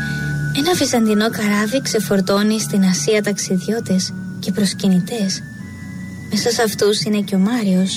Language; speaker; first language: Greek; native; Greek